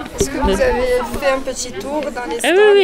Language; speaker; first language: French; native; French